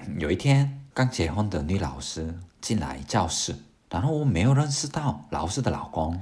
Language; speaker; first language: Chinese; non-native, fluent; Korean